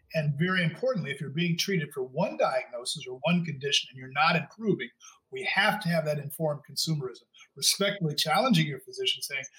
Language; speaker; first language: English; native; English